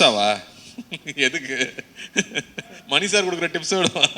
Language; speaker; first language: Tamil; native; Tamil